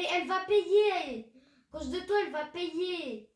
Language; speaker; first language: French; native; French